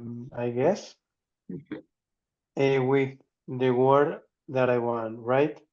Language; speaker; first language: English; non-native, learner; Spanish